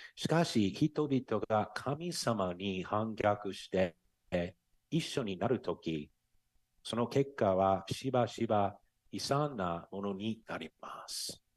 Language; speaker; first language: Japanese; non-native, fluent; English